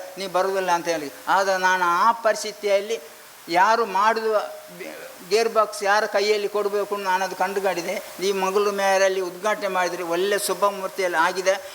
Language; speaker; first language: Kannada; non-native, local second language; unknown